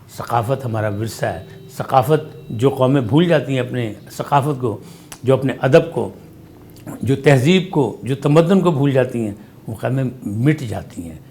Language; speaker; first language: Urdu; non-native, local second language; Punjabi